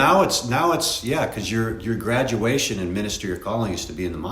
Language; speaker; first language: English; native; English